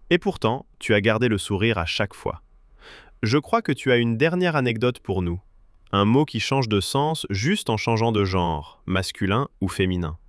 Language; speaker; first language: French; native; French